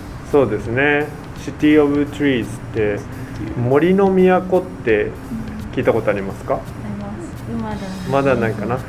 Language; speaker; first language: Japanese; native; Japanese